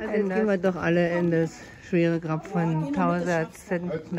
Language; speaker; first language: German; native; German